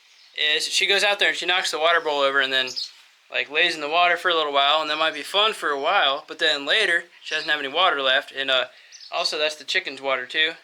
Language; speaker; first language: English; native; English